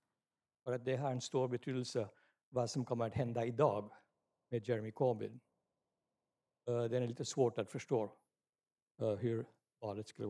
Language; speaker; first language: Swedish; non-native, fluent; English